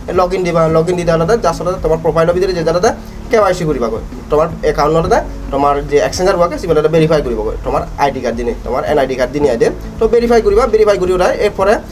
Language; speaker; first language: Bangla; non-native, local second language; Chakma